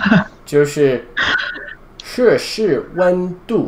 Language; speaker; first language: Chinese; non-native, fluent; English